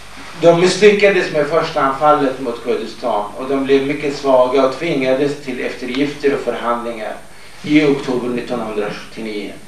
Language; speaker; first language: Swedish; non-native, fluent; Kurdish